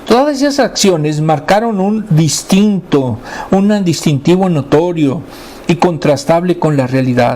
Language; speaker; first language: Spanish; native; Spanish